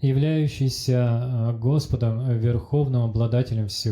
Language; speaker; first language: Russian; native; Russian